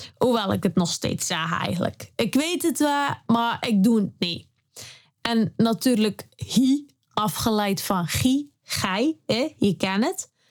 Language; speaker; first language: Dutch; native; Dutch